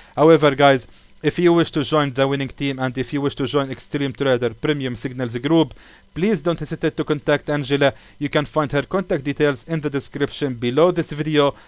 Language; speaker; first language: English; non-native, fluent; Arabic